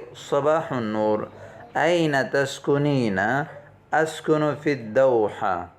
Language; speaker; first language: Arabic; non-native, fluent; Urdu